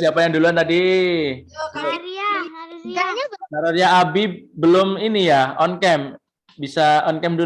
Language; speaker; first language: Indonesian; native; Indonesian